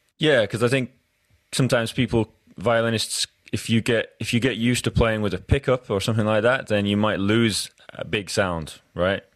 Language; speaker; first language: English; native; English